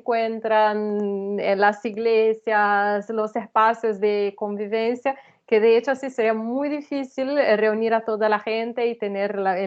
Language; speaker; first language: Spanish; non-native, fluent; Portuguese